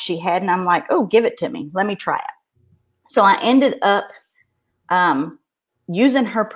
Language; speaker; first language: English; native; English